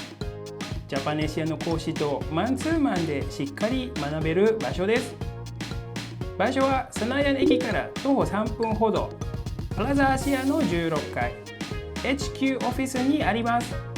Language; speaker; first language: Japanese; non-native, fluent; Indonesian